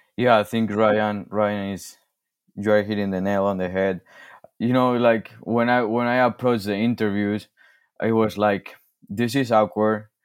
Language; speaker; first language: English; non-native, fluent; Spanish